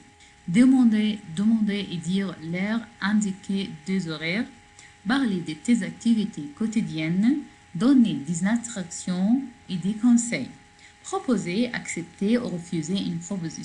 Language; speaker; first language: French; non-native, learner; Arabic